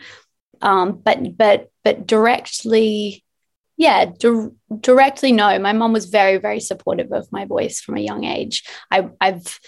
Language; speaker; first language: English; native; English